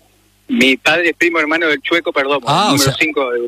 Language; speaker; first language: Spanish; native; Spanish